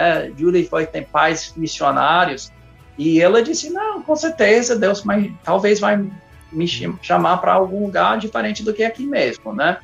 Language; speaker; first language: Portuguese; non-native, fluent; English